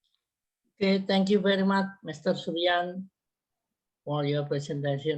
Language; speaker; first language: English; non-native, learner; Indonesian